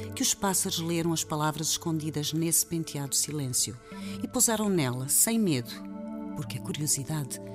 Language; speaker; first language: Portuguese; native; Portuguese